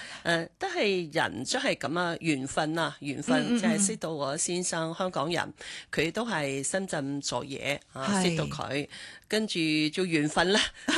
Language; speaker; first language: Cantonese; non-native, local second language; Chinese